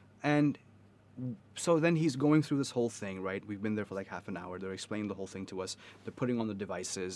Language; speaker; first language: English; early bilingual, other home language; Urdu